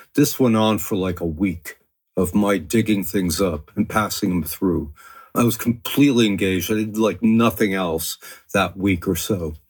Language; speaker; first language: English; early bilingual, other home language; French